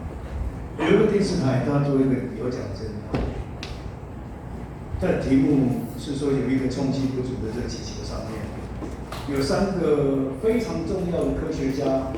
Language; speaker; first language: Chinese; non-native, local second language; Amis